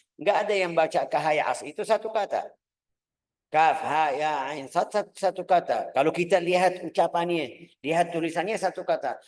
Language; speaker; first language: Indonesian; non-native, fluent; Arabic